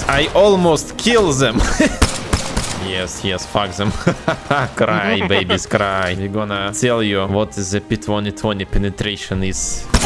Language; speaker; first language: English; non-native, learner; Russian